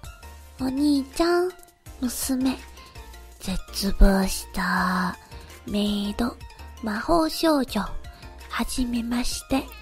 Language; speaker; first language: Japanese; non-native, learner; English